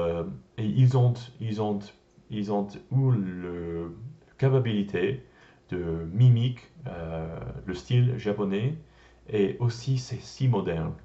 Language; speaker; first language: French; non-native, learner; English